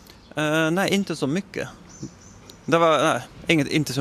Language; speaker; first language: Swedish; non-native, learner; Dutch